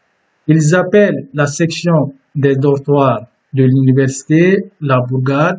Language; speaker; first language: French; non-native, fluent; Turkish